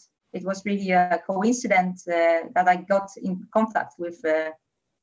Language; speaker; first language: English; non-native, fluent; Polish